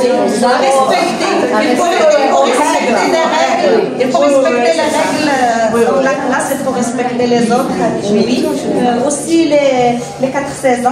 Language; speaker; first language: French; non-native, local second language; Arabic